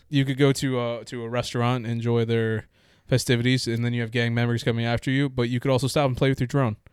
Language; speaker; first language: English; native; English